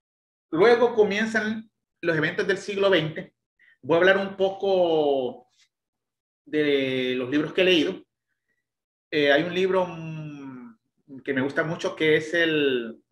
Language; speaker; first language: Spanish; native; Spanish